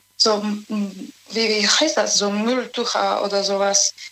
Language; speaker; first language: German; non-native, learner; Serbian